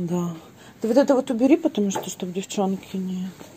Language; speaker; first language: Russian; native; Russian